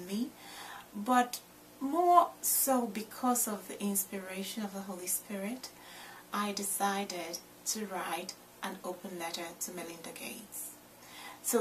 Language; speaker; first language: English; non-native, local second language; Igbo